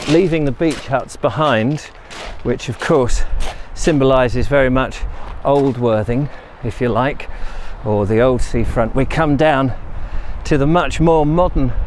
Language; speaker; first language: English; native; English